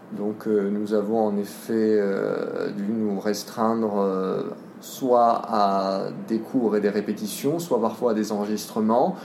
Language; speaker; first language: French; native; French